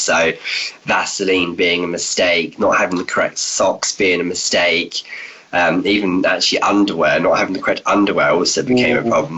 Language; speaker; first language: English; native; English